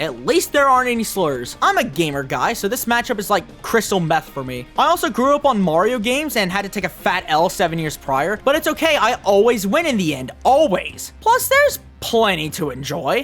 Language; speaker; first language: English; native; English